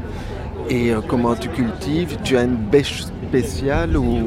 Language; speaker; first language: French; native; French